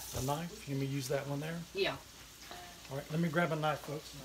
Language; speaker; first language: English; native; English